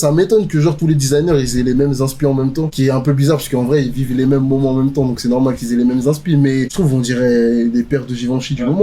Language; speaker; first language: French; native; French